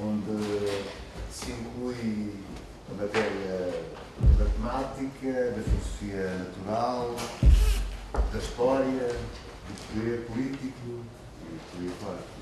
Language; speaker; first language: Portuguese; native; Portuguese